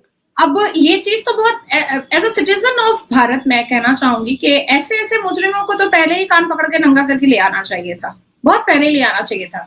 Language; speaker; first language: Hindi; native; Hindi